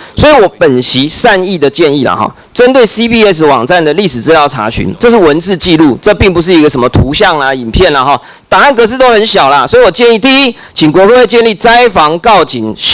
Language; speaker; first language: Chinese; native; Chinese